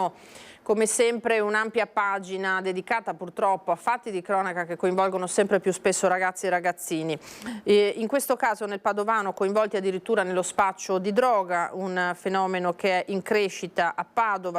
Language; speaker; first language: Italian; native; Italian